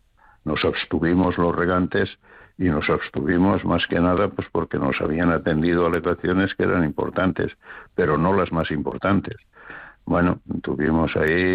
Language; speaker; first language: Spanish; native; Spanish